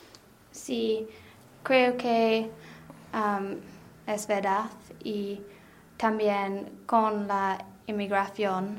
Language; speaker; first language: Spanish; non-native, learner; English